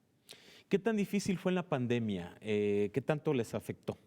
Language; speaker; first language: Spanish; native; Spanish